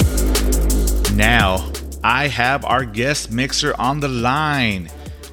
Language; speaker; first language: English; native; English